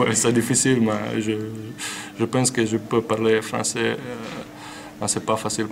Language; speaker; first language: French; non-native, learner; Croatian